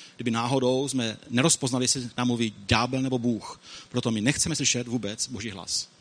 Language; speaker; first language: Czech; native; Czech